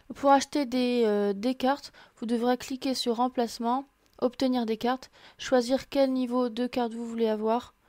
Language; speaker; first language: French; native; French